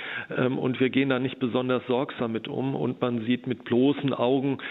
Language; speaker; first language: German; native; German